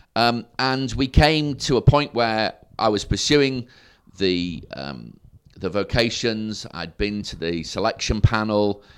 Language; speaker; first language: English; native; English